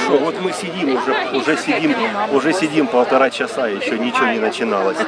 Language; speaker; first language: Russian; native; Russian